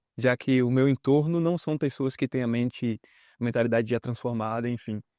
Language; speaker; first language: Portuguese; native; Portuguese